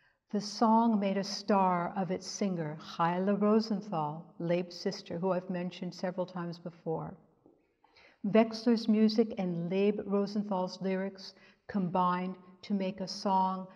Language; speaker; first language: English; native; English